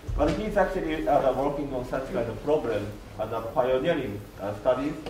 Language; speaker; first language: English; non-native, fluent; Japanese